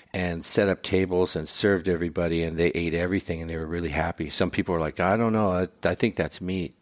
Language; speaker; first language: English; native; English